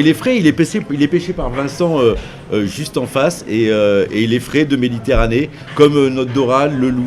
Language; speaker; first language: French; native; French